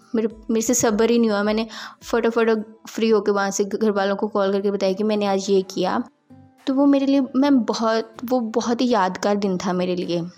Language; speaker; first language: Hindi; native; Hindi